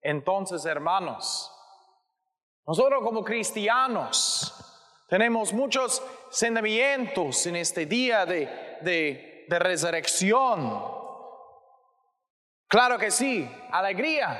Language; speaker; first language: Spanish; non-native, learner; English